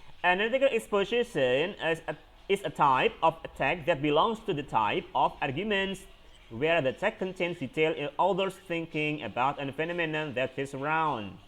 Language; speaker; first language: English; non-native, fluent; Indonesian